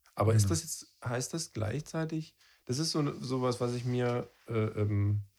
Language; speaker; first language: German; native; German